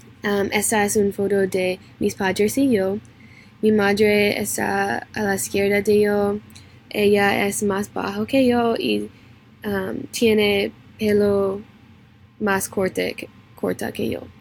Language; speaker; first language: Spanish; non-native, learner; English